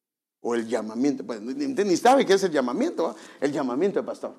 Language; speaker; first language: Spanish; native; Spanish